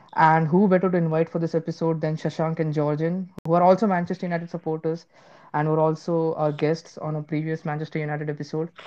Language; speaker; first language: English; non-native, local second language; Hindi